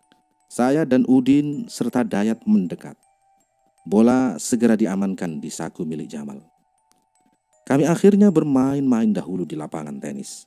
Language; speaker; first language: Indonesian; native; Indonesian